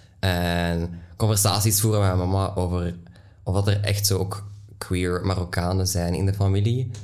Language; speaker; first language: Dutch; native; Dutch